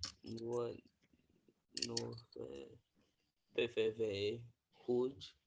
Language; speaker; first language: French; non-native, learner; English